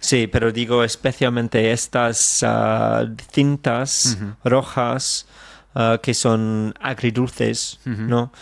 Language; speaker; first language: Spanish; non-native, fluent; English